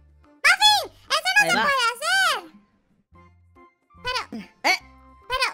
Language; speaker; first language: Spanish; native; Spanish